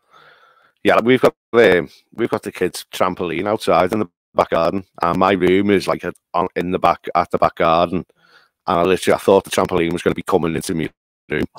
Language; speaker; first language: English; native; English